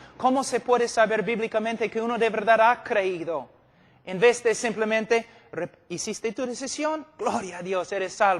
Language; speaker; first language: Spanish; non-native, fluent; English